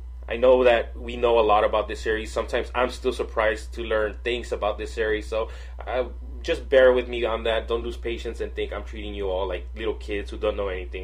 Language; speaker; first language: English; native; English